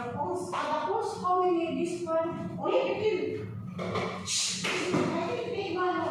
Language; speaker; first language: English; non-native, learner; Filipino